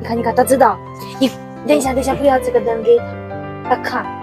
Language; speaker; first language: Chinese; non-native, learner; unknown